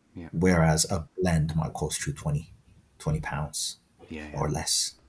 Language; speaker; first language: English; non-native, fluent; Amharic